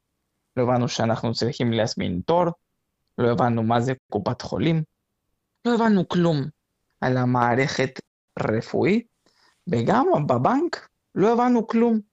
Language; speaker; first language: Hebrew; non-native, fluent; Spanish